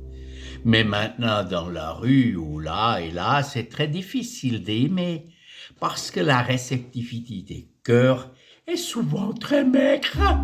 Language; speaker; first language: French; non-native, fluent; German